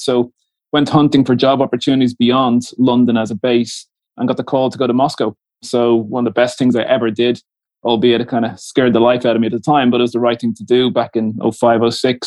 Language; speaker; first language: English; native; English